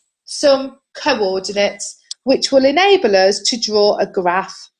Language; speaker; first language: English; native; English